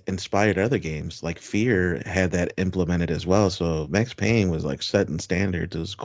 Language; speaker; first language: English; native; English